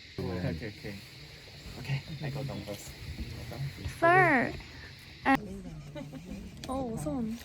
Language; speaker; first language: English; non-native, learner; Korean